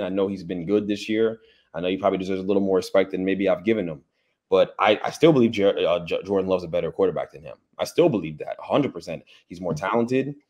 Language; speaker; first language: English; native; English